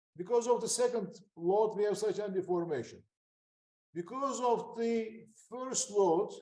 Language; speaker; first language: English; non-native, fluent; Turkish